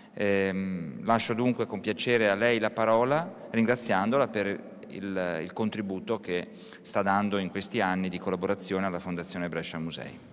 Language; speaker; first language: Italian; native; Italian